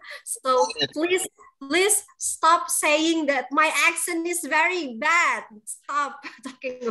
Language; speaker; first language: English; non-native, fluent; Indonesian